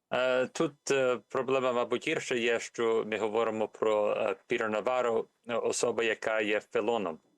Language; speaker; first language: Ukrainian; early bilingual, heritage; Ukrainian